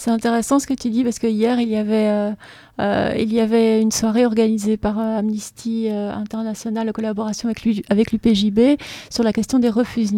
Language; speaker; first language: French; native; French